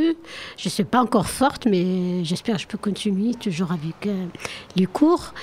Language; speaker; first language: French; non-native, learner; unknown